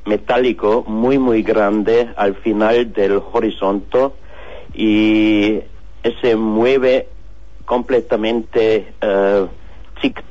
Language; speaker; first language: Spanish; non-native, learner; German